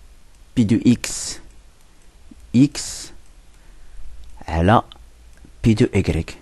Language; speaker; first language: Arabic; native; Arabic